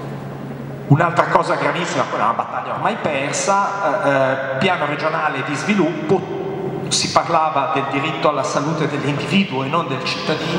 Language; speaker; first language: Italian; native; Italian